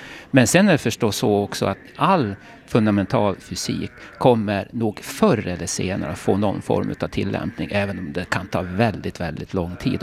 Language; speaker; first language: Swedish; native; Swedish